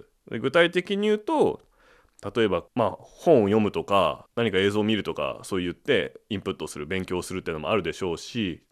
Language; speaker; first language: Japanese; native; Japanese